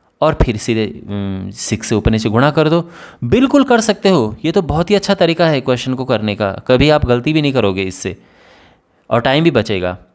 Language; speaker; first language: Hindi; native; Hindi